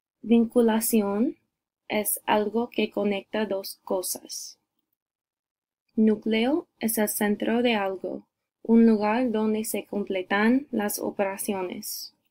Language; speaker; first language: Spanish; non-native, learner; English